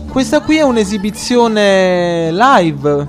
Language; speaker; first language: Italian; native; Italian